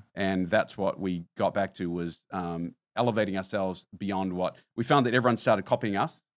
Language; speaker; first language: English; native; English